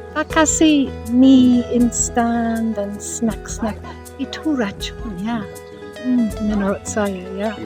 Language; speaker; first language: Indonesian; non-native, learner; English